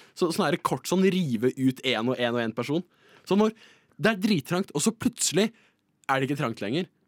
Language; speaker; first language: Norwegian; early bilingual, other home language; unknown